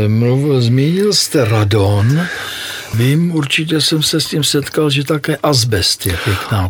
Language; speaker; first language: Czech; native; Czech